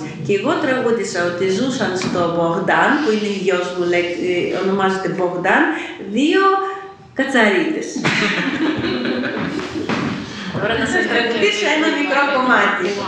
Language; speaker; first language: Greek; non-native, fluent; Ukrainian